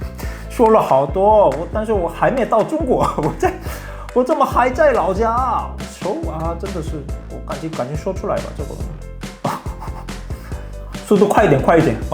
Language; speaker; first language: Chinese; non-native, fluent; Korean